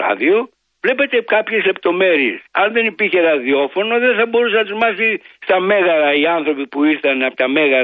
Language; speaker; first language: Greek; native; Greek